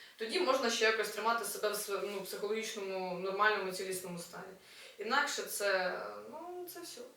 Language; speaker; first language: Ukrainian; native; Ukrainian